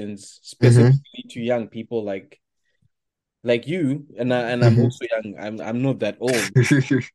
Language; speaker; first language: English; non-native, local second language; Shona